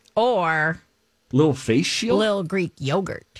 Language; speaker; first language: English; native; English